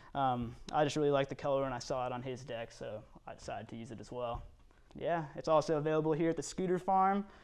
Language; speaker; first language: English; native; English